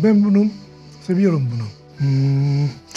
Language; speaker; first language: Turkish; non-native, learner; Japanese